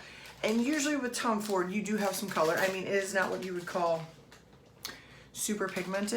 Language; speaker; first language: English; native; English